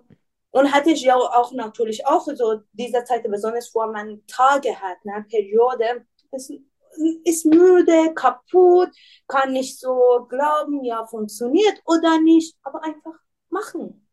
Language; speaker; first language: German; non-native, learner; Persian